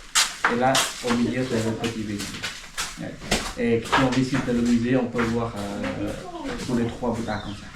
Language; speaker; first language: French; non-native, fluent; Khmer